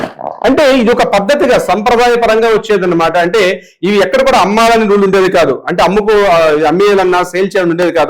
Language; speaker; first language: Telugu; native; Telugu